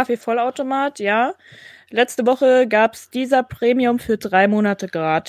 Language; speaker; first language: German; native; German